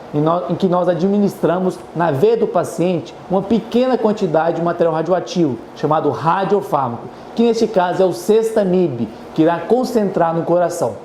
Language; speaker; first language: Portuguese; native; Portuguese